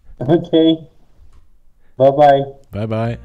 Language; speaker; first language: English; non-native, learner; German